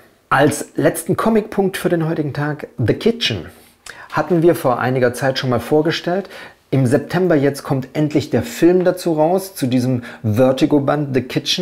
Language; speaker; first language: German; native; German